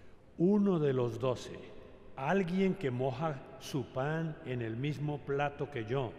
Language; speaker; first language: Spanish; native; Spanish